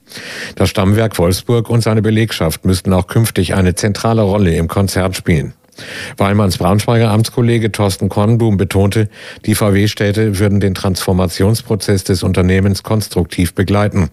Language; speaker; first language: German; native; German